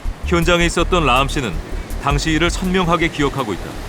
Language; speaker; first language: Korean; native; Korean